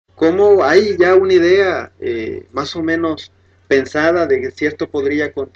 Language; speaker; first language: Spanish; native; Spanish